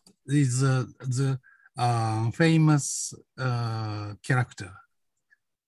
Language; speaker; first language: English; non-native, learner; Japanese